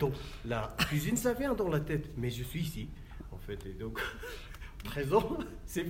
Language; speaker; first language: French; non-native, learner; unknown